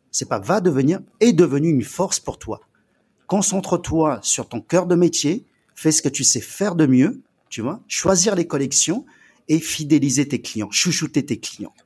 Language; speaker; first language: French; early bilingual, other home language; Chinese